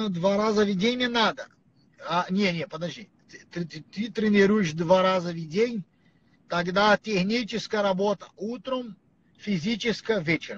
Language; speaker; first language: Russian; non-native, learner; Portuguese